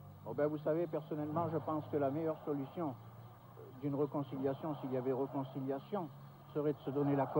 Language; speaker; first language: French; native; French